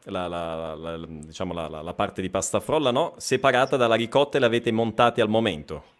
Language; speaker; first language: Italian; native; Italian